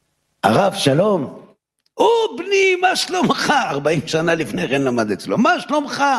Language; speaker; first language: Hebrew; native; Hebrew